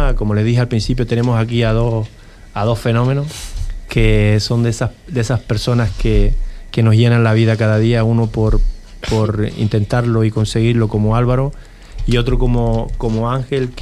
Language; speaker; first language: Spanish; native; Spanish